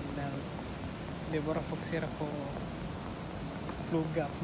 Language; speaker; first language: Swedish; non-native, learner; Tigrinya